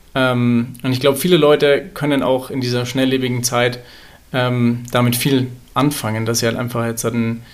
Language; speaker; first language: German; native; German